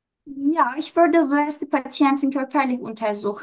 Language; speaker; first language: German; non-native, learner; Turkish